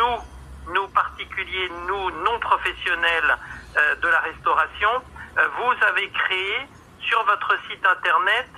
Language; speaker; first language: French; native; French